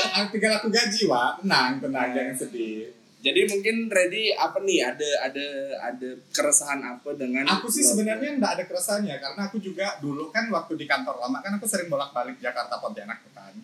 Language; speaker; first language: Indonesian; non-native, local second language; Javanese